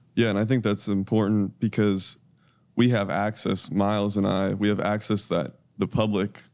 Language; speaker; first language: English; native; English